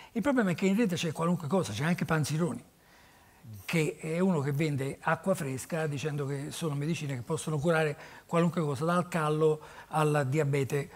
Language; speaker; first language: Italian; native; Italian